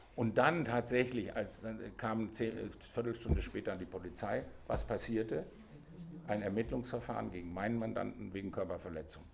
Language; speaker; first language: German; native; German